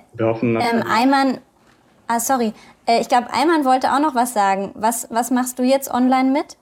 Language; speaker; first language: German; native; German